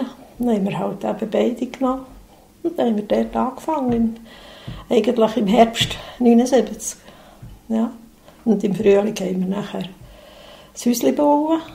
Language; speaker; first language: German; native; German